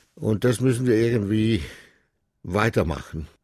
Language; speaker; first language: German; non-native, fluent; Danish